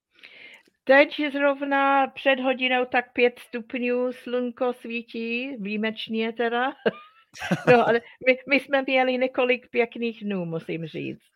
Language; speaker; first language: Czech; non-native, fluent; English